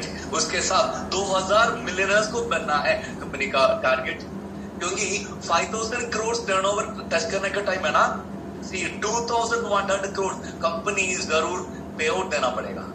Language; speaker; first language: Hindi; non-native, local second language; Malayalam